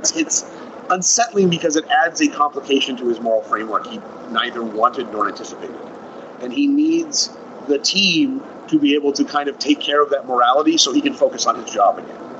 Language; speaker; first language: English; native; English